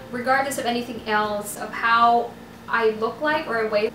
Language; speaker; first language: English; non-native, local second language; Filipino